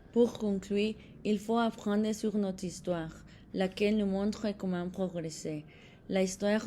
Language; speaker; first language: French; non-native, fluent; Spanish